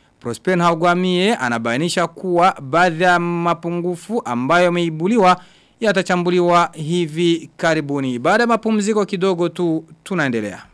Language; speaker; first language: Swahili; non-native, local second language; Rundi